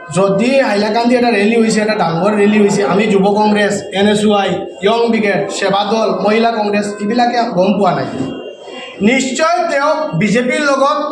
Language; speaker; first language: Assamese; non-native, local second language; Bangla